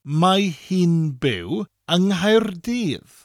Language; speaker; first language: Welsh; non-native, fluent; English